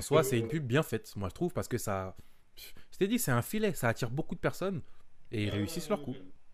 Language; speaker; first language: French; native; French